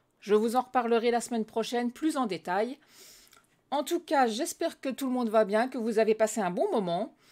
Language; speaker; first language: French; native; French